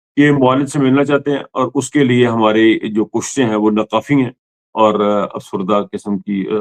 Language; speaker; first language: Urdu; non-native, local second language; Punjabi